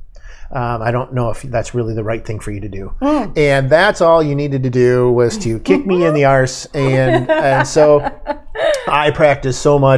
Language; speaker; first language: English; native; English